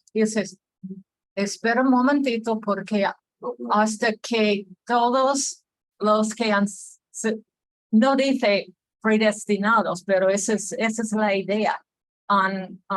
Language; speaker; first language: Spanish; non-native, fluent; English